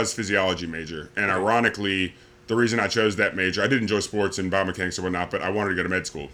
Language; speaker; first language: English; native; English